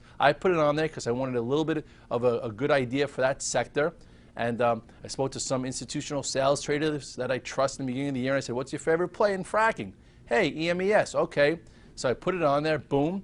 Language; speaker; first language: English; native; English